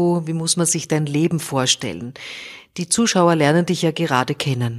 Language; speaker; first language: German; native; German